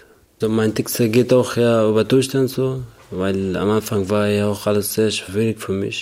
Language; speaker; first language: German; non-native, learner; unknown